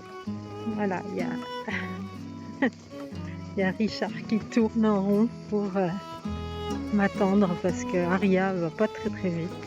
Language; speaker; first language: French; native; French